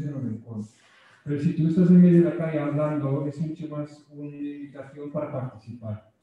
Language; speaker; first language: Spanish; non-native, fluent; Dutch